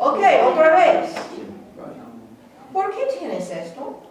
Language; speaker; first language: Spanish; non-native, fluent; English